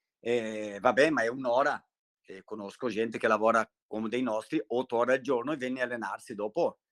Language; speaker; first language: Italian; non-native, fluent; Portuguese